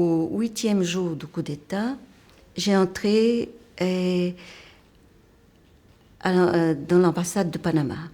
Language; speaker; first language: French; non-native, fluent; Portuguese